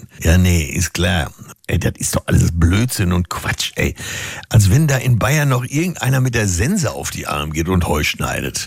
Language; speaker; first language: German; native; German